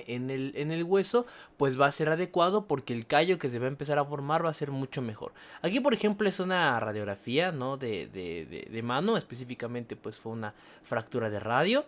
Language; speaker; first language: Spanish; native; Spanish